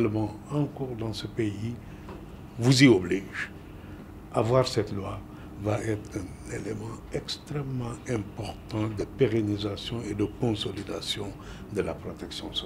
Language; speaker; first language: French; non-native, local second language; Wolof